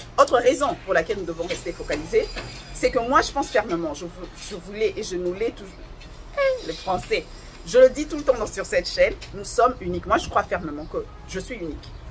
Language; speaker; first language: French; non-native, local second language; Lingala